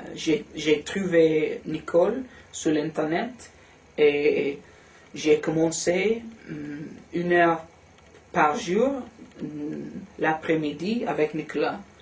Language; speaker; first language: French; non-native, learner; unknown